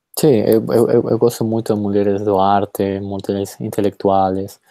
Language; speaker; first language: Portuguese; non-native, fluent; Spanish